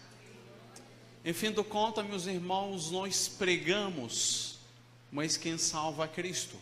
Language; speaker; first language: Portuguese; non-native, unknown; Arabic